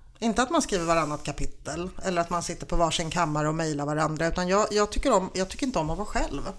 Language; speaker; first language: Swedish; early bilingual, other home language; Polish